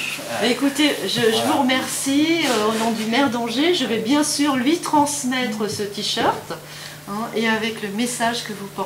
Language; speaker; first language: French; native; French